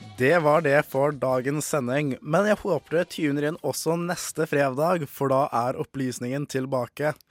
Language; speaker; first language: Norwegian; native; Norwegian